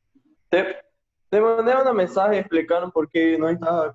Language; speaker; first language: Spanish; non-native, fluent; Portuguese